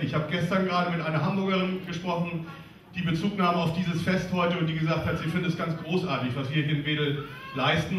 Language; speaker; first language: German; native; German